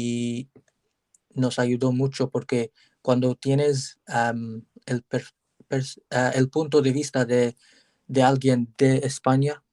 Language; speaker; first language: Spanish; non-native, learner; English